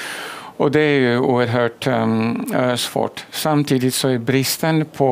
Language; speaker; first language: Swedish; non-native, fluent; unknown